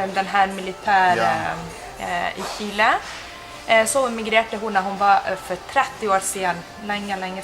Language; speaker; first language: Norwegian; non-native, fluent; Spanish